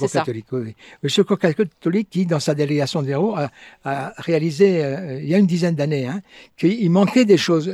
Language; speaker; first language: French; native; French